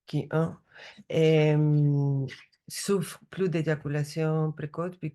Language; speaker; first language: French; non-native, learner; Spanish